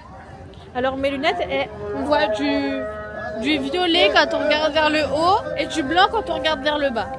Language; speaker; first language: French; native; French